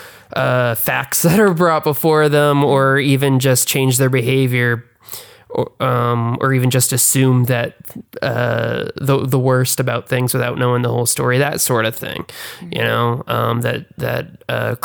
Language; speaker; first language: English; native; English